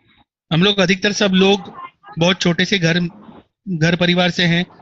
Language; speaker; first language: Hindi; native; Hindi